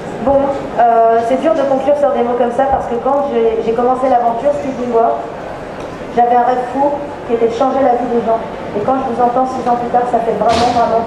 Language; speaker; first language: French; native; French